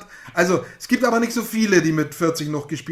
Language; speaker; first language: German; native; German